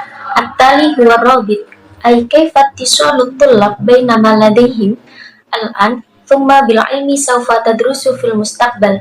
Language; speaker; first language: Arabic; non-native, learner; Indonesian